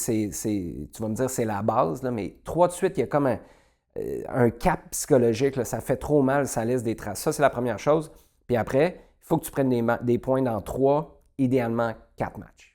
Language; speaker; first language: French; native; French